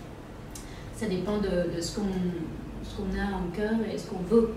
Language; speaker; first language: French; non-native, fluent; Vietnamese